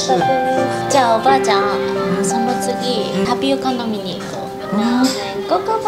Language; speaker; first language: Japanese; early bilingual, heritage; Chinese